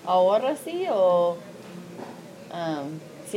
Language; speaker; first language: Spanish; non-native, learner; English